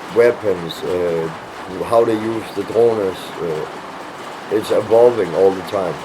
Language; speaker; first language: English; non-native, fluent; Danish